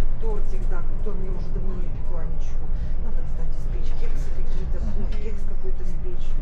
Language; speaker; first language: Russian; native; Russian